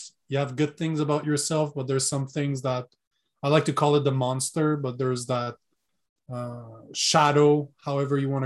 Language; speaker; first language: English; non-native, fluent; French